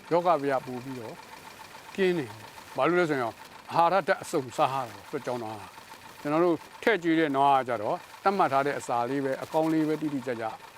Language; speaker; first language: Burmese; native; Burmese